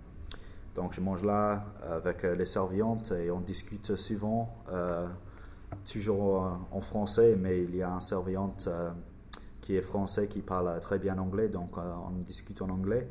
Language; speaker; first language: French; non-native, learner; English